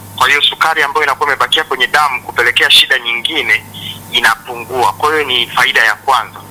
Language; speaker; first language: Swahili; native; Swahili